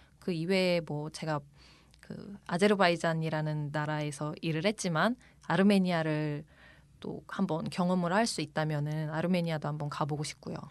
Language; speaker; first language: Korean; native; Korean